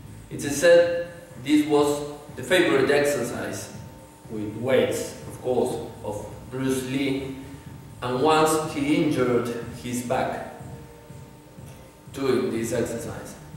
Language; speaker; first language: English; non-native, fluent; Spanish